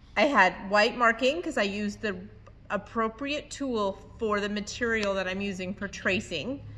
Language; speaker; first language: English; native; English